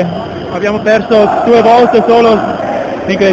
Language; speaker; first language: Italian; non-native, learner; German